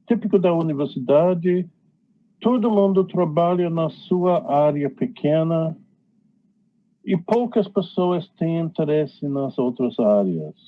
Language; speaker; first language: Portuguese; non-native, fluent; English